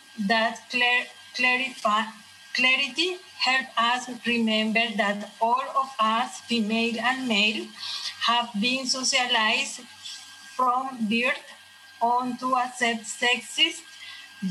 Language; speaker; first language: English; non-native, fluent; Spanish